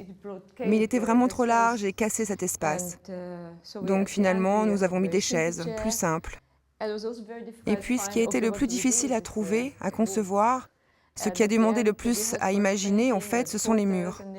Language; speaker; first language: French; non-native, fluent; Japanese